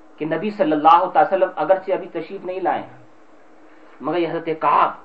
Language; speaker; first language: Urdu; native; Urdu